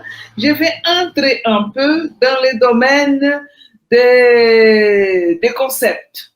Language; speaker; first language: French; non-native, fluent; Portuguese